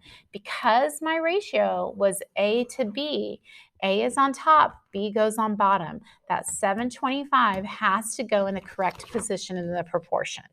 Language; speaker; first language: English; native; English